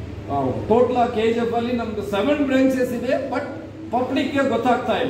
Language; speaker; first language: Kannada; non-native, local second language; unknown